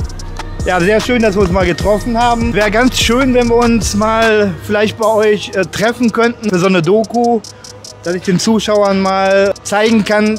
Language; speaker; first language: German; native; German